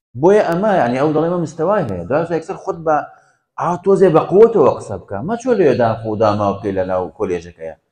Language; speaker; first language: Central Kurdish; native; Central Kurdish